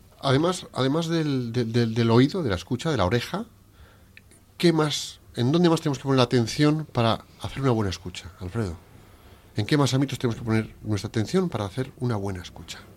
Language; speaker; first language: Spanish; native; Spanish